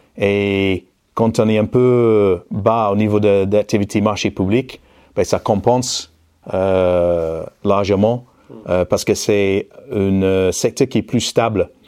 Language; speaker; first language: French; non-native, fluent; English